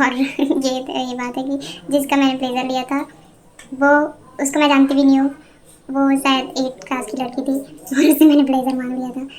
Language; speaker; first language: Hindi; native; Hindi